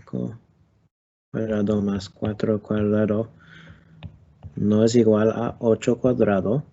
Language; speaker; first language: Spanish; non-native, learner; English